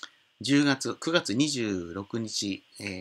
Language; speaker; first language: Japanese; native; Japanese